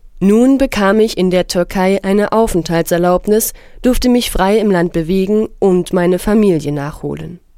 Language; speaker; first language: German; non-native, fluent; Arabic